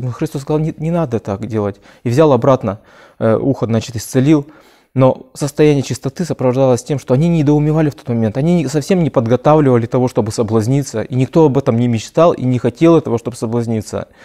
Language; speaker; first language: Russian; native; Russian